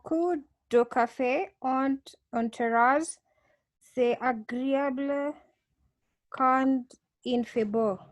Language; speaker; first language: French; non-native, learner; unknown